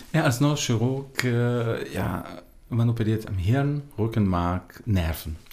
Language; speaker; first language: German; non-native, fluent; Portuguese